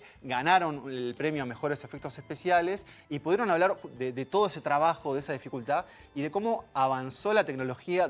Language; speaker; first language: Spanish; native; Spanish